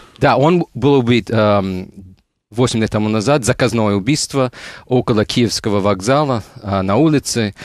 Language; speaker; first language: Russian; non-native, fluent; English